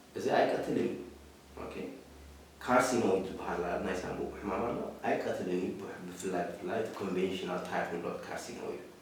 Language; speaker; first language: Tigrinya; native; Tigrinya